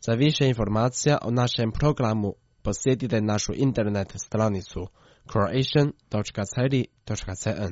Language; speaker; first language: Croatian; non-native, fluent; Chinese